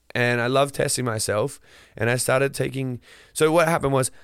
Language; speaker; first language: English; native; English